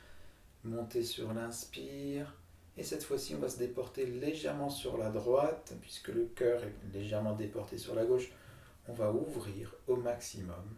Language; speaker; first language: French; native; French